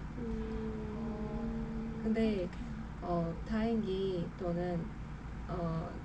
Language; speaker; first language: Korean; non-native, fluent; Persian